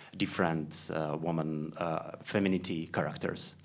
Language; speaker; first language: English; non-native, learner; Slovak